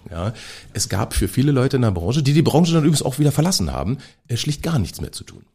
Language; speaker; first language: German; native; German